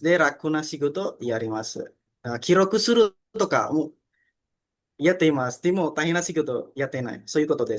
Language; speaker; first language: Japanese; non-native, learner; Indonesian